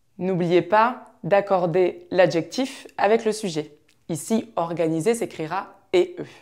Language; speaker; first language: French; native; French